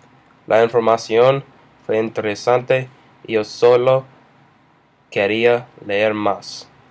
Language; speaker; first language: Spanish; non-native, learner; English